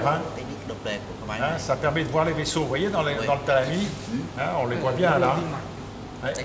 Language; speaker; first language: French; native; French